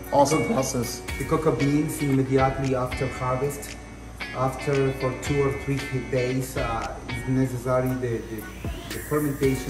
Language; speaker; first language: English; non-native, learner; Spanish